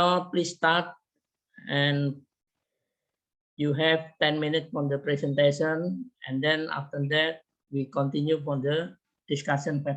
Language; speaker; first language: English; non-native, learner; Indonesian